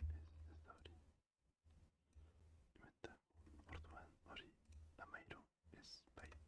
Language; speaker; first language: Basque; non-native, learner; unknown